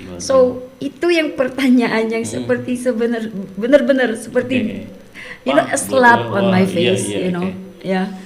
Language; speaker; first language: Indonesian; non-native, learner; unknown